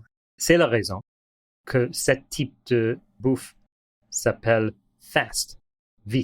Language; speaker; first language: French; non-native, learner; English